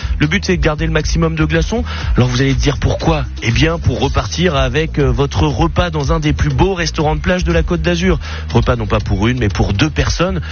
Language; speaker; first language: French; native; French